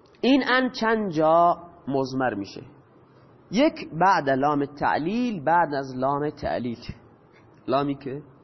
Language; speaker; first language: Persian; non-native, local second language; Baluchi